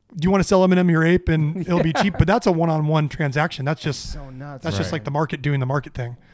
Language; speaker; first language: English; native; English